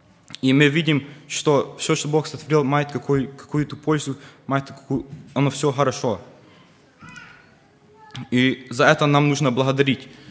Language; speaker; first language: Russian; early bilingual, heritage; Russian